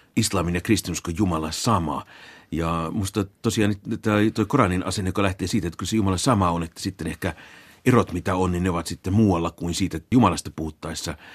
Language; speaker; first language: Finnish; native; Finnish